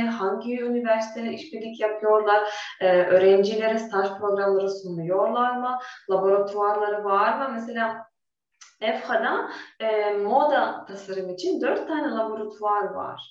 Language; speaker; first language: Turkish; non-native, fluent; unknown